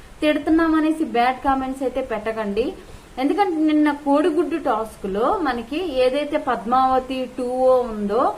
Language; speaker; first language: Telugu; native; Telugu